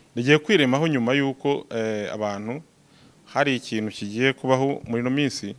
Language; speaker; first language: Kinyarwanda; native; Kinyarwanda